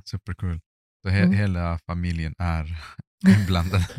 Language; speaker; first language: Swedish; non-native, fluent; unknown